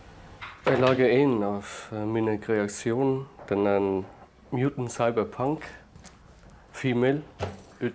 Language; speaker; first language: Norwegian; non-native, fluent; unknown